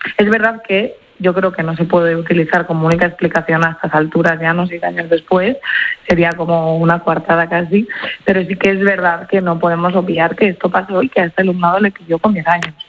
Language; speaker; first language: Spanish; native; Spanish